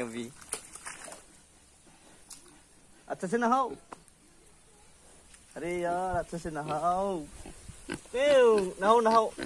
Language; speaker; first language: Hindi; non-native, local second language; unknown